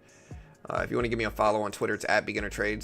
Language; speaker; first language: English; native; English